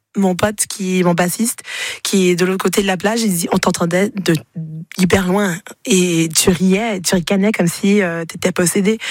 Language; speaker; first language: French; early bilingual, other home language; Haitian Creole